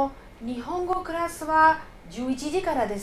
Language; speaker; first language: Japanese; non-native, fluent; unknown